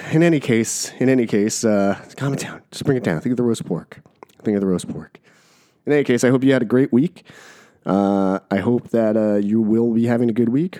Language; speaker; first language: English; native; English